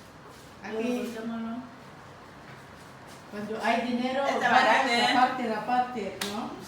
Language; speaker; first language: Spanish; non-native, learner; Filipino